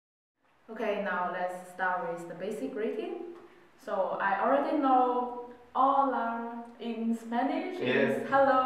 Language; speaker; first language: English; non-native, fluent; Chinese